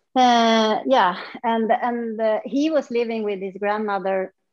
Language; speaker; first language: English; non-native, fluent; Swedish